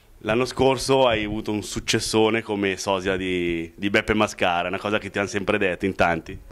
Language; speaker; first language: Italian; native; Italian